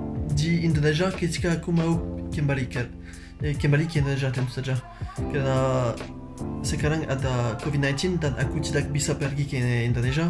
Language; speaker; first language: Indonesian; non-native, learner; French